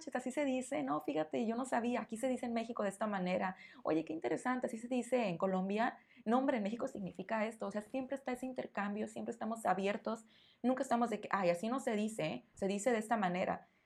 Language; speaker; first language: Spanish; native; Spanish